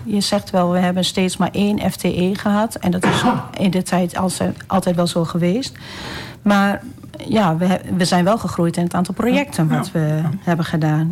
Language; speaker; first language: Dutch; native; Dutch